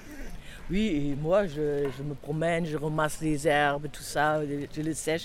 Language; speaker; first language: French; non-native, fluent; German